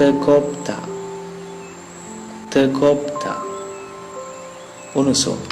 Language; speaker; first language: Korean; non-native, fluent; Sinhala